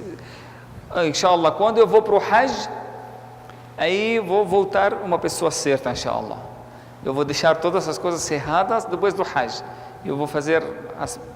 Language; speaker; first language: Portuguese; non-native, fluent; Arabic